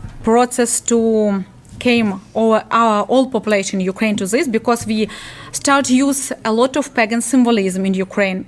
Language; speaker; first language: English; non-native, learner; Ukrainian